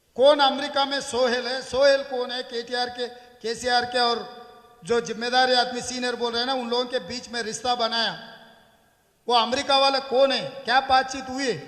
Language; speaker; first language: Hindi; non-native, local second language; Telugu